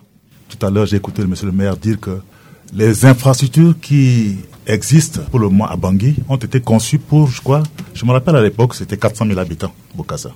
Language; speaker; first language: French; non-native, local second language; Sango